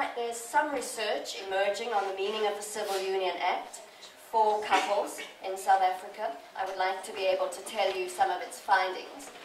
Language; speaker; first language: English; native; English